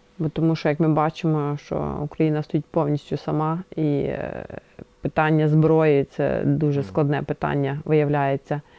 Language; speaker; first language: Ukrainian; native; Ukrainian